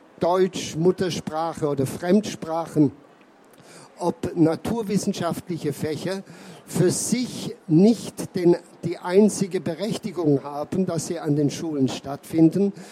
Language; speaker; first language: German; native; German